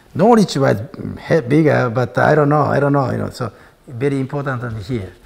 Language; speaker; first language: English; non-native, learner; Japanese